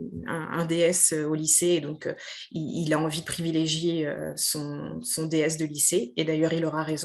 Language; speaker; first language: French; native; French